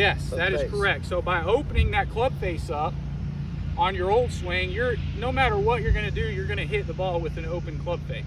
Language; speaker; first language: English; native; English